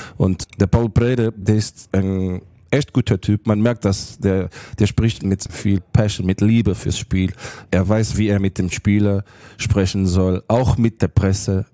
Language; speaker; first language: German; non-native, fluent; Portuguese